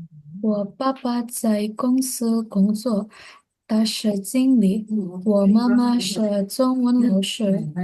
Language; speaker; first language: Chinese; non-native, learner; Indonesian